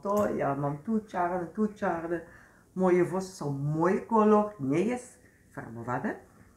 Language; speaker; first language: Polish; non-native, learner; Dutch